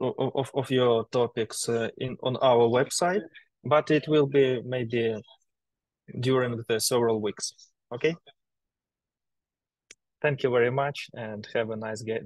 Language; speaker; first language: English; non-native, learner; Ukrainian